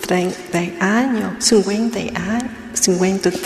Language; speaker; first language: Spanish; non-native, learner; Vietnamese